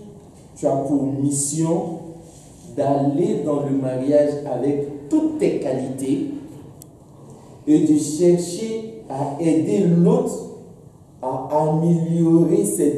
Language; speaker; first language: French; non-native, local second language; Dyula